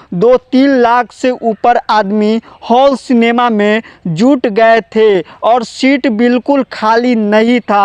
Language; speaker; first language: Hindi; non-native, local second language; Bhojpuri